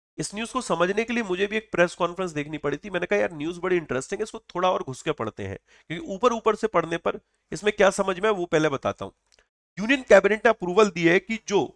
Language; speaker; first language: Hindi; native; Hindi